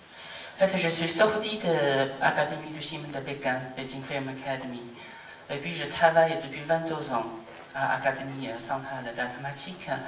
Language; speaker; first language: French; non-native, fluent; Chinese